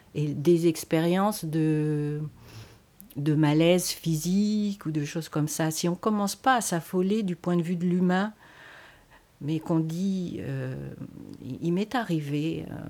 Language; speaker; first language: French; native; French